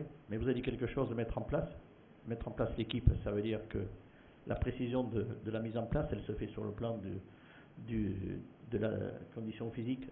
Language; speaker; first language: French; native; French